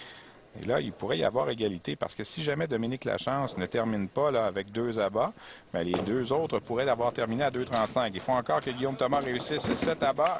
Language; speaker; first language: French; native; French